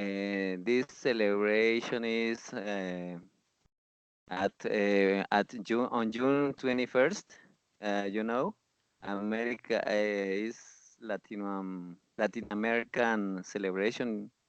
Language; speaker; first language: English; non-native, learner; Spanish